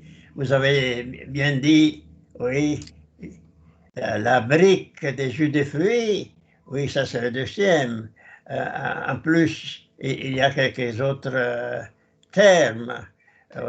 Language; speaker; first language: French; non-native, learner; Italian